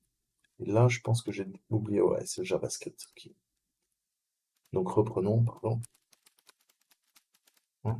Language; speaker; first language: French; native; French